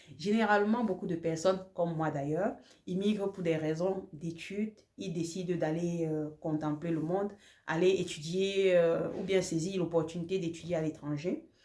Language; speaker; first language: French; native; French